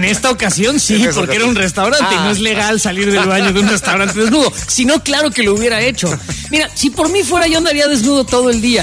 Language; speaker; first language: Spanish; native; Spanish